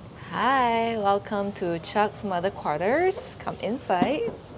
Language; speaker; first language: English; non-native, local second language; Chinese